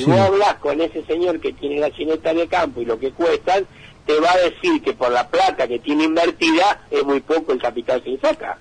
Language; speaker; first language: Spanish; native; Spanish